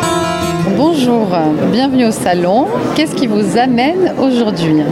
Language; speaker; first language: French; native; French